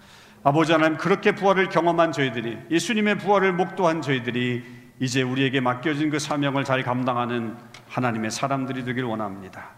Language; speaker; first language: Korean; native; Korean